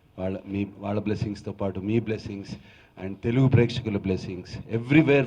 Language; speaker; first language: Telugu; native; Telugu